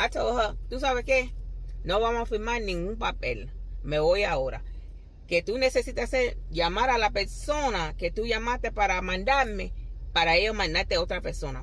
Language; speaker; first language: Spanish; early bilingual, heritage; English